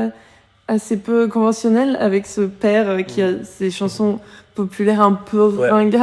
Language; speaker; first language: French; native; French